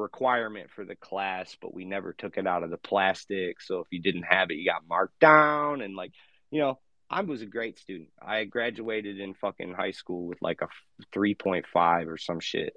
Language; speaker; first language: English; native; English